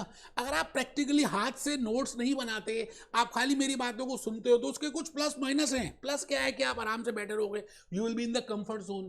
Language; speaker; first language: Hindi; native; Hindi